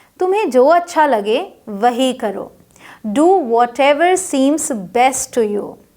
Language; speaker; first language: Hindi; native; Hindi